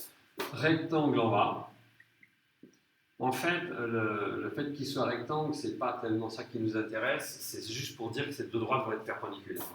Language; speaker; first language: French; native; French